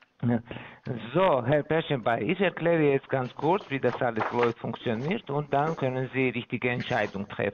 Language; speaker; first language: German; non-native, fluent; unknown